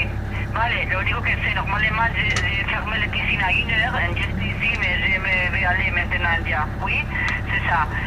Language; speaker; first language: French; non-native, learner; Spanish